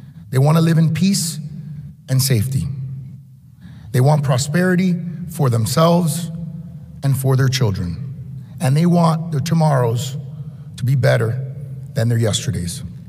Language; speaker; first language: English; early bilingual, other home language; Spanish